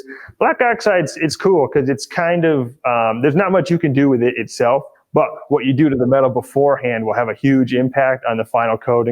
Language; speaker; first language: English; native; English